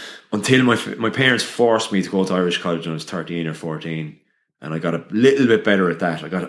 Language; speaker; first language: English; native; English